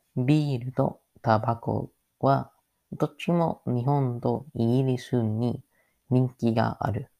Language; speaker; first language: Japanese; non-native, learner; English